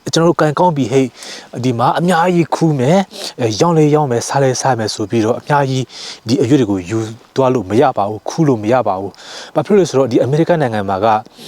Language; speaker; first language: Burmese; non-native, local second language; Hakha Chin